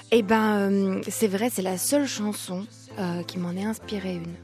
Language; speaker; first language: French; early bilingual, other home language; Lithuanian